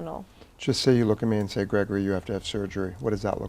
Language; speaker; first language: English; native; English